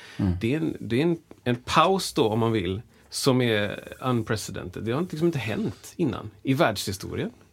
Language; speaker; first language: Swedish; native; Swedish